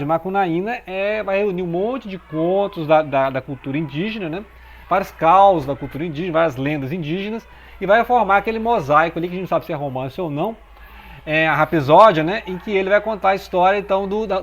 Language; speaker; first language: Portuguese; native; Portuguese